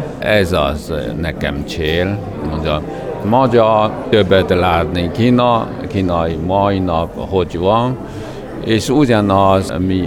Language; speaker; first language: Hungarian; non-native, learner; Chinese